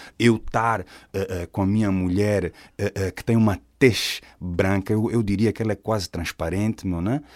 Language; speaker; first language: Portuguese; native; Portuguese